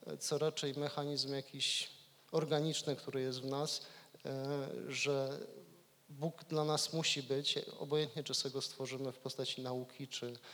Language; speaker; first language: Polish; native; Polish